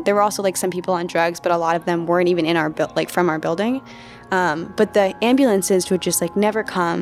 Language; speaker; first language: English; native; English